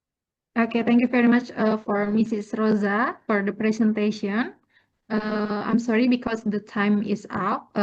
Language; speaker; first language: English; non-native, learner; Indonesian